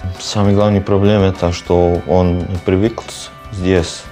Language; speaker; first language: Russian; non-native, learner; Serbian